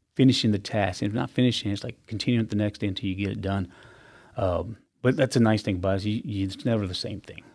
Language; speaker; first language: English; native; English